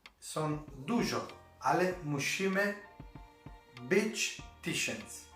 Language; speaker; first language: Polish; non-native, learner; Italian